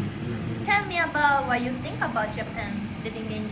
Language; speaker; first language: English; non-native, fluent; Japanese